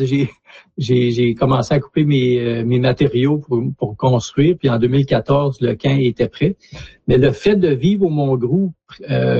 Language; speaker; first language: French; native; French